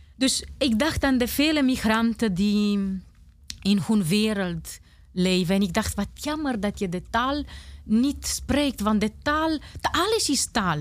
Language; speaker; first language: Dutch; non-native, fluent; Romanian